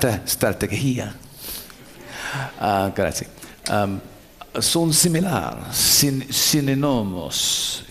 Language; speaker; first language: Spanish; non-native, learner; English